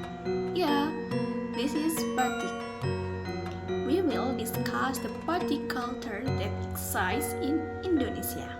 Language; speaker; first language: English; non-native, fluent; Indonesian